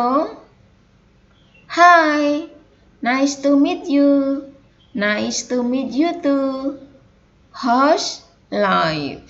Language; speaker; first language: English; non-native, fluent; Indonesian